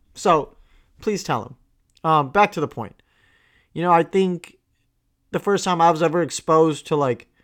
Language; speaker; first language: English; non-native, local second language; Tamil